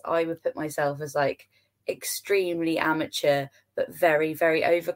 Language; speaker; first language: English; native; English